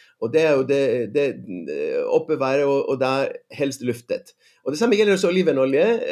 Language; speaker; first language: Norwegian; non-native, fluent; Greek